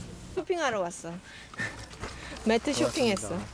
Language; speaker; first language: Korean; early bilingual, heritage; Korean